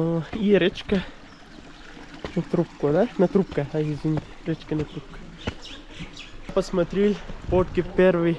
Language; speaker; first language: Russian; non-native, learner; Urdu